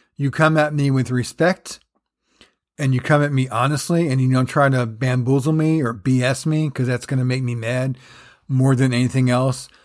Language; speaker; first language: English; native; English